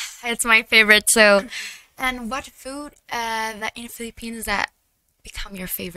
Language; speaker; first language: English; non-native, learner; Indonesian